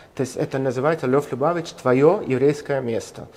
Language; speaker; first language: Russian; non-native, fluent; Spanish